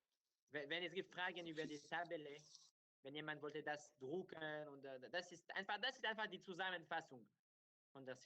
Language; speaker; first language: German; non-native, learner; Hebrew